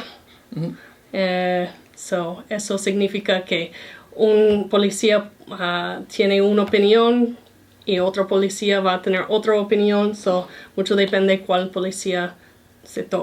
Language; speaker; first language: Spanish; non-native, fluent; English